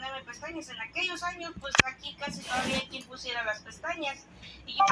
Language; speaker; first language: Spanish; native; Spanish